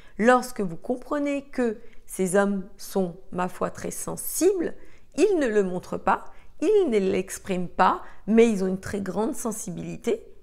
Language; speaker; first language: French; native; French